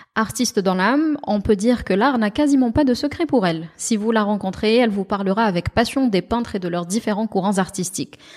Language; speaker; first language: French; non-native, local second language; Arabic